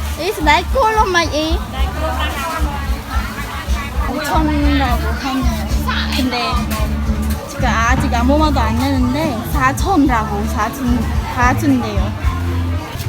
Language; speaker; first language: Korean; non-native, learner; Khmer